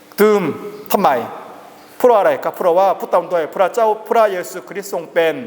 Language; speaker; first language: Thai; non-native, learner; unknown